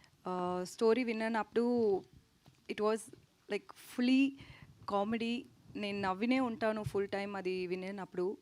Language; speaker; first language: Telugu; non-native, learner; Tamil